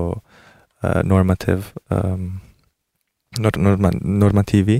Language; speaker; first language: Italian; early bilingual, other home language; Korean